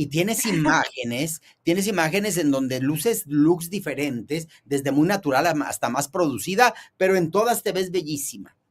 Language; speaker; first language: Spanish; native; Spanish